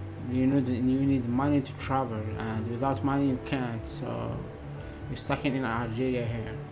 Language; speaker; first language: English; non-native, learner; Arabic